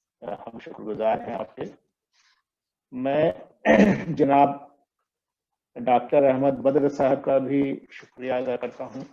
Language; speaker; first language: Urdu; native; Urdu